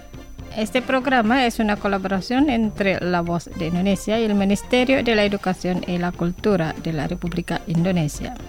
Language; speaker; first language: Spanish; non-native, fluent; Indonesian